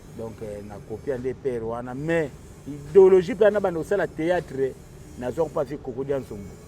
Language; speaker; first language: Lingala; non-native, local second language; Kongo